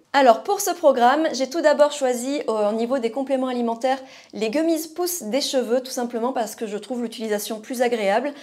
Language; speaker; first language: French; native; French